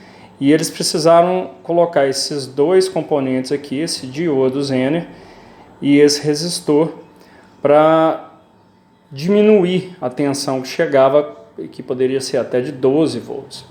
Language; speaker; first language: Portuguese; native; Portuguese